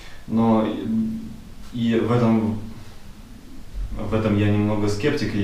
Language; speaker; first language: Russian; native; Russian